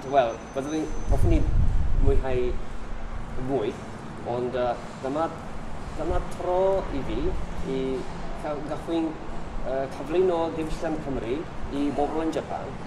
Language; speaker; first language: Welsh; non-native, learner; Japanese